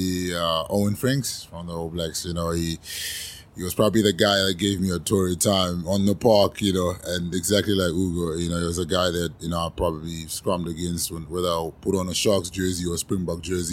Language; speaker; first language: English; non-native, local second language; Shona